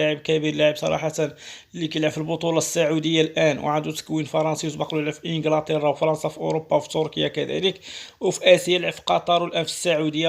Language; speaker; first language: Arabic; native; Arabic